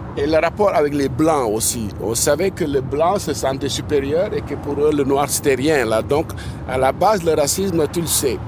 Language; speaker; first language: French; non-native, local second language; Wolof